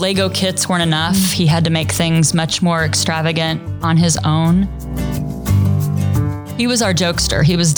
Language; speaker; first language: English; native; English